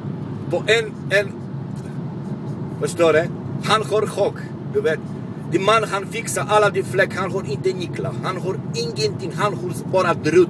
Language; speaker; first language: Swedish; non-native, local second language; Polish